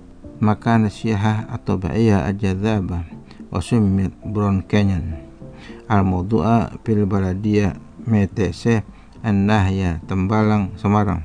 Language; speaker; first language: Arabic; non-native, fluent; Indonesian